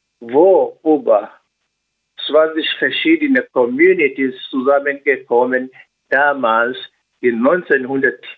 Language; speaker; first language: German; non-native, learner; Swahili